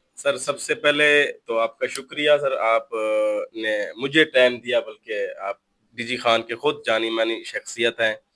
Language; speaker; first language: Urdu; non-native, local second language; Baluchi